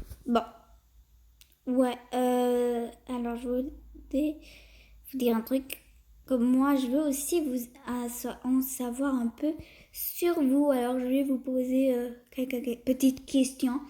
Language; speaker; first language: French; early bilingual, other home language; Portuguese